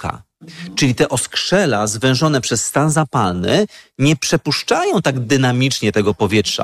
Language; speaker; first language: Polish; native; Polish